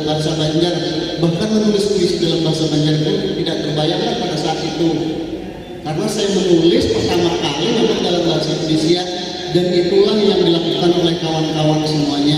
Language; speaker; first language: Indonesian; non-native, local second language; Banjar